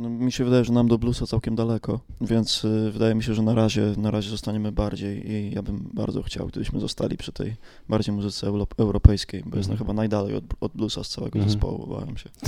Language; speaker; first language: Polish; native; Polish